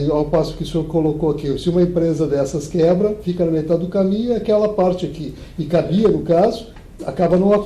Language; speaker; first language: Portuguese; native; Portuguese